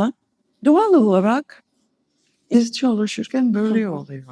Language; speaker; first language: Turkish; non-native, fluent; English